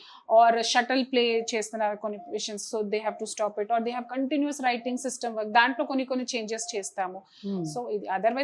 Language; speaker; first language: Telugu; non-native, fluent; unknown